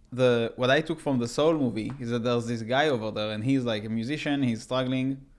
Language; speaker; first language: English; non-native, fluent; Hebrew